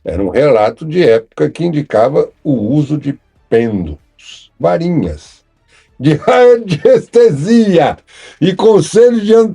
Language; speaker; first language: Portuguese; native; Portuguese